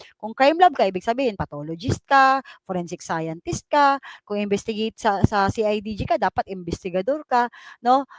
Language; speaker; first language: Filipino; non-native, local second language; Cebuano